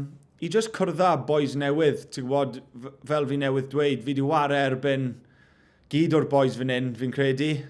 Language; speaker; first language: Welsh; non-native, local second language; English